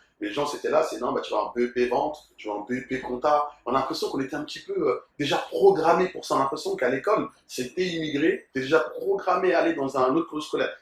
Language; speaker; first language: French; early bilingual, other home language; Soninke